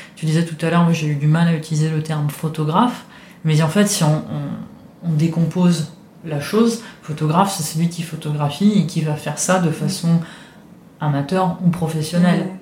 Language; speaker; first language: French; non-native, fluent; Italian